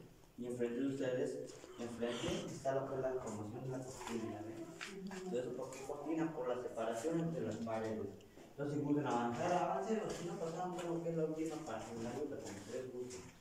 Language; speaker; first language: Spanish; native; Spanish